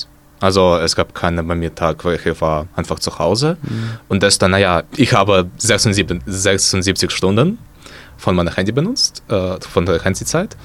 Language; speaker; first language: German; non-native, learner; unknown